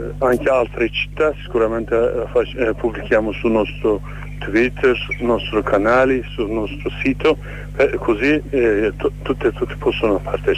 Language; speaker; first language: Italian; non-native, fluent; Kurdish